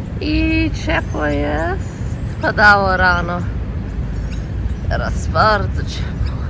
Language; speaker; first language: Polish; early bilingual, heritage; Polish